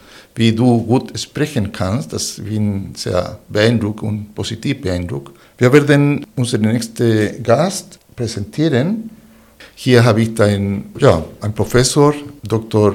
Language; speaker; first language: German; non-native, fluent; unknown